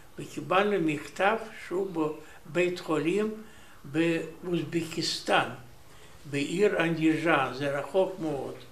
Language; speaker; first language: Hebrew; non-native, learner; Romanian